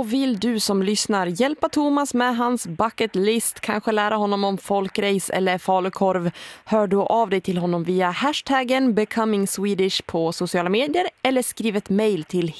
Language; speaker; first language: Swedish; native; Swedish